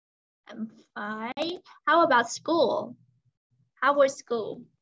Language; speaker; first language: English; non-native, learner; Vietnamese